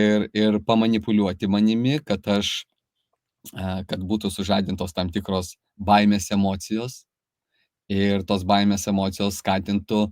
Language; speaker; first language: Lithuanian; native; Lithuanian